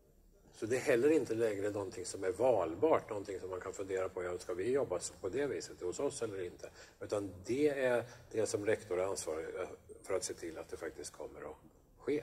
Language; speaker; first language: Swedish; native; Swedish